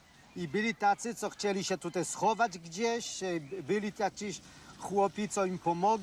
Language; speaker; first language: Polish; early bilingual, heritage; Polish